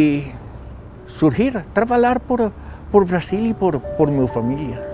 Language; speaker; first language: Portuguese; non-native, learner; Spanish